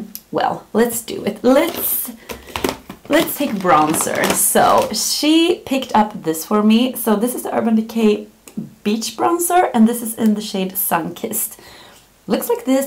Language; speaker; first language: English; non-native, fluent; Swedish